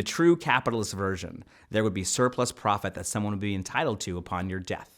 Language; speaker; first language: English; native; English